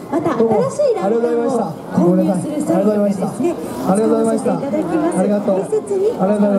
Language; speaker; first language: Japanese; native; Japanese